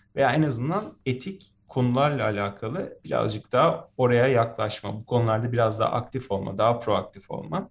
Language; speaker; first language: Turkish; native; Turkish